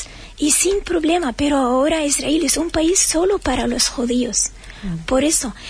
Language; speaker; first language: Spanish; non-native, fluent; Arabic